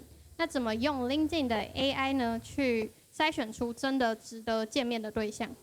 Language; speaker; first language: Chinese; native; Chinese